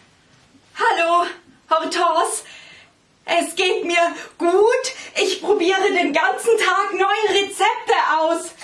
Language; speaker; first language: German; non-native, learner; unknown